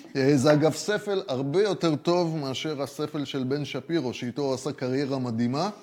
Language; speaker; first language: Hebrew; native; Hebrew